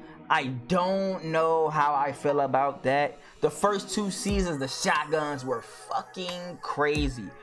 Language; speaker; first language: English; native; English